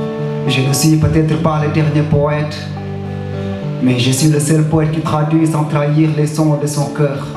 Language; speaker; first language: French; non-native, local second language; Wolof